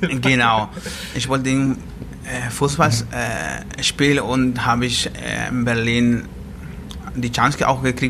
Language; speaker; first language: German; non-native, learner; Spanish